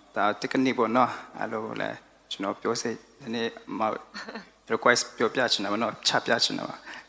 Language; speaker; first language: Burmese; non-native, local second language; Kachin